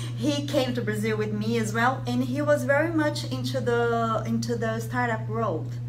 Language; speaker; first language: English; non-native, fluent; Portuguese